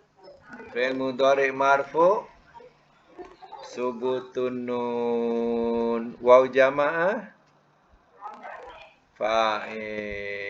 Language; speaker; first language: Arabic; non-native, fluent; Malay